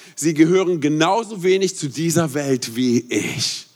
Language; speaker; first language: German; native; German